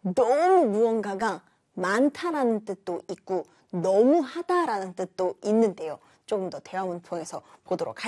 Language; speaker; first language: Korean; native; Korean